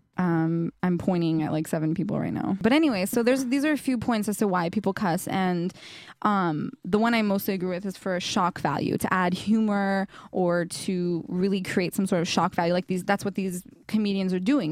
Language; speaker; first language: English; early bilingual, other home language; Persian